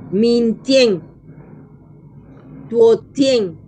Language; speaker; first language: Chinese; non-native, learner; Spanish